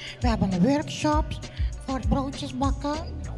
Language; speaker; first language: Dutch; non-native, local second language; Papiamento